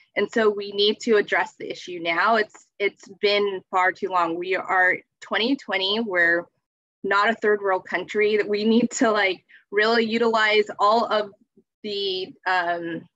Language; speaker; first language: English; native; English